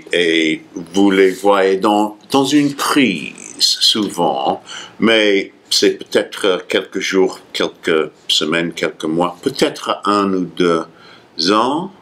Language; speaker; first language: French; non-native, fluent; English